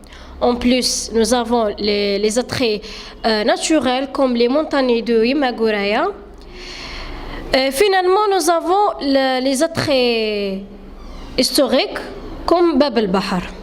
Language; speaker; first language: French; non-native, learner; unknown